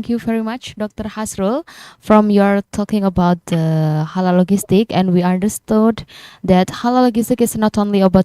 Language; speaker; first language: English; non-native, learner; Indonesian